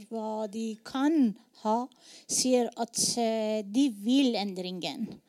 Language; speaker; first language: Norwegian; non-native, learner; Persian